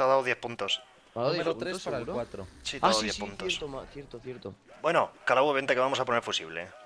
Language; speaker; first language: Spanish; native; Spanish